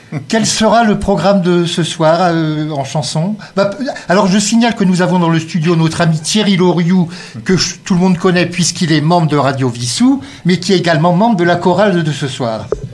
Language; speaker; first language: French; native; French